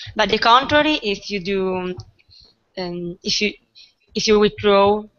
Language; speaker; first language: English; non-native, learner; Italian